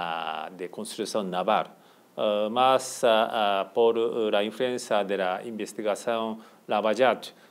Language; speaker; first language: Portuguese; non-native, fluent; Japanese